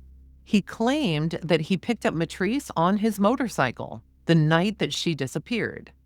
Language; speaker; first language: English; native; English